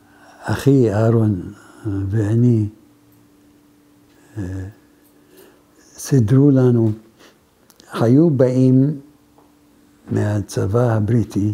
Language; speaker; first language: Hebrew; non-native, fluent; Arabic